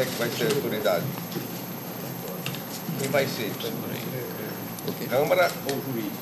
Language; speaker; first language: Portuguese; native; Portuguese